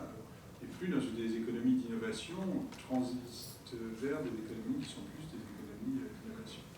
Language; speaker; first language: French; native; French